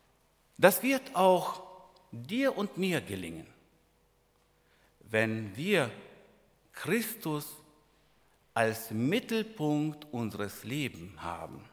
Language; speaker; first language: German; non-native, fluent; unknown